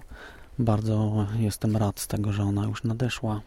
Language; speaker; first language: Polish; native; Polish